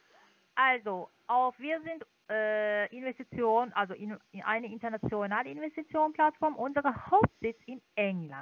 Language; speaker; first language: German; non-native, learner; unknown